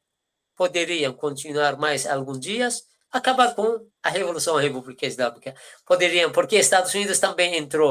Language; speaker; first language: Portuguese; non-native, fluent; Persian